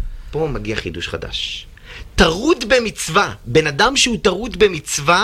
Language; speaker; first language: Hebrew; native; Hebrew